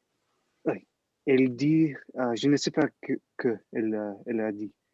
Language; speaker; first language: French; non-native, learner; English